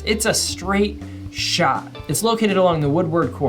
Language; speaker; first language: English; native; English